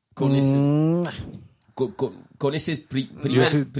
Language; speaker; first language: Spanish; non-native, fluent; French